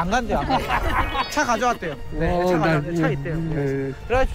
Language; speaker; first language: Korean; native; Korean